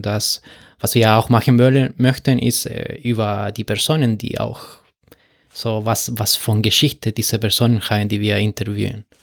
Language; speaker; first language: German; non-native, fluent; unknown